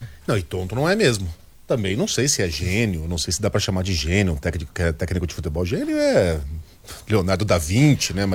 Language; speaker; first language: Portuguese; native; Portuguese